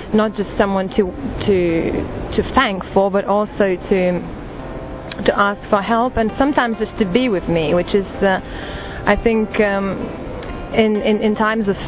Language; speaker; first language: English; non-native, fluent; Lithuanian